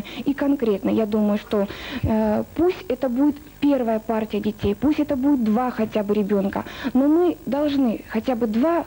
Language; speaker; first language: Russian; native; Russian